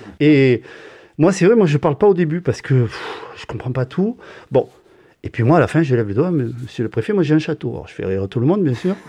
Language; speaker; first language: French; native; French